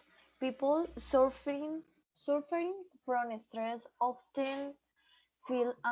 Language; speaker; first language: English; non-native, learner; Spanish